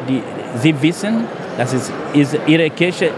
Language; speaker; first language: German; non-native, fluent; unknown